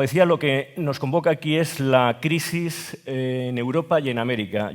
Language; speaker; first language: Spanish; native; Spanish